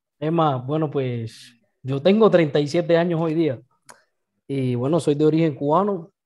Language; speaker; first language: Spanish; native; Spanish